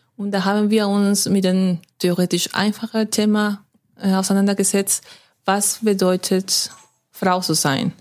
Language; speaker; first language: German; non-native, fluent; Spanish